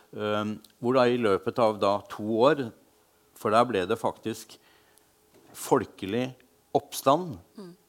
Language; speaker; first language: Norwegian; non-native, fluent; Hungarian